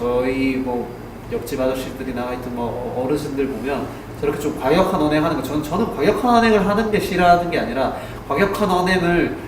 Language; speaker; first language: Korean; native; Korean